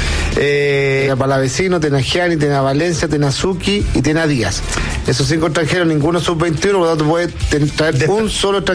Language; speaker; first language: Spanish; native; Spanish